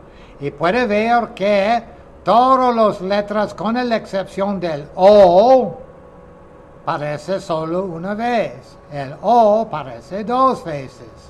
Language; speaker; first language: Spanish; non-native, fluent; English